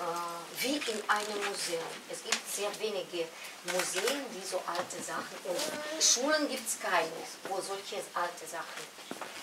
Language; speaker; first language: German; non-native, fluent; Russian